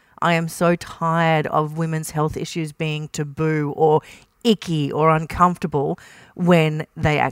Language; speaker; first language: English; native; English